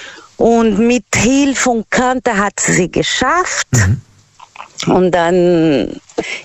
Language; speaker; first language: German; non-native, learner; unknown